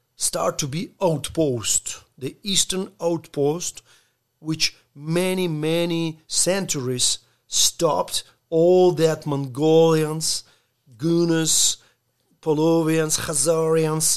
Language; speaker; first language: English; non-native, learner; Ukrainian